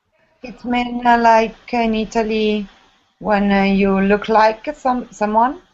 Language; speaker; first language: English; non-native, learner; Italian